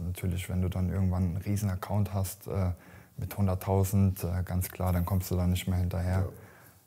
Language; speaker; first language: German; native; German